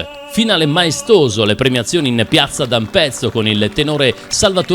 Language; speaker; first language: Italian; native; Italian